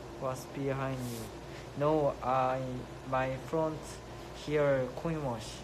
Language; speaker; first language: English; non-native, learner; Korean